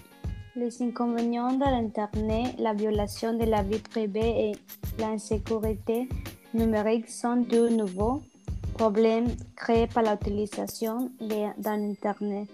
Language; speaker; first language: French; non-native, learner; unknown